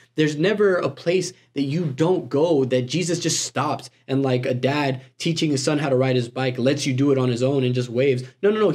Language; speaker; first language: English; native; English